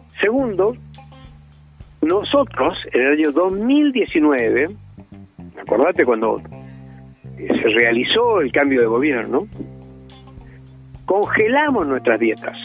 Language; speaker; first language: Spanish; native; Spanish